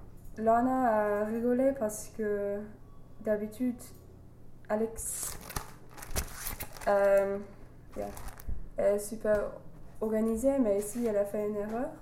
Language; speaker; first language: French; non-native, learner; English